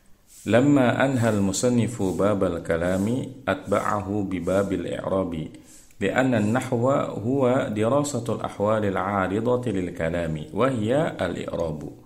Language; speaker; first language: Arabic; non-native, fluent; Indonesian